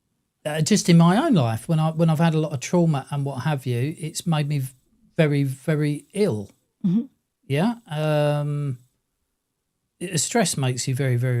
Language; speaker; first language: English; native; English